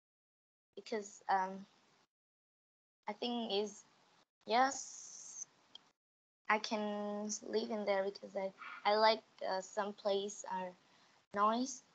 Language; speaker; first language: English; non-native, learner; Vietnamese